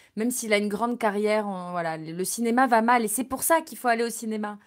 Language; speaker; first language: French; native; French